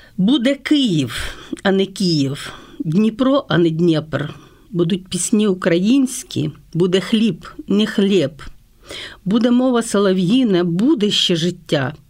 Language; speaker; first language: Ukrainian; non-native, local second language; Russian